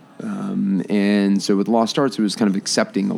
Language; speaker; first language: English; native; English